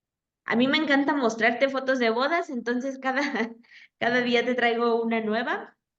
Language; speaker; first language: Spanish; native; Spanish